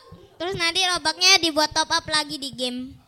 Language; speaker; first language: Indonesian; native; Indonesian